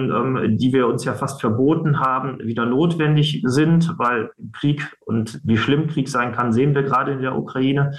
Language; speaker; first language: German; native; German